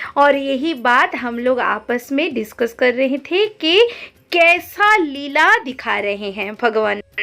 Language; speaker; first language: Hindi; non-native, local second language; Bangla